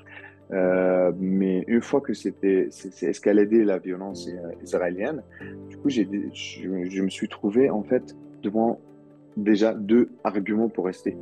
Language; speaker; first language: French; non-native, local second language; Arabic